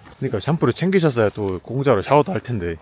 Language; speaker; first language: Korean; native; Korean